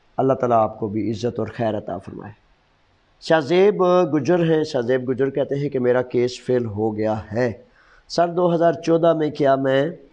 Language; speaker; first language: Urdu; non-native, local second language; Punjabi